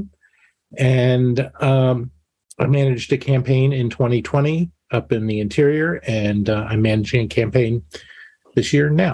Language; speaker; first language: English; native; English